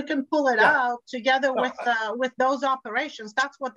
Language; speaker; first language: English; non-native, local second language; Bulgarian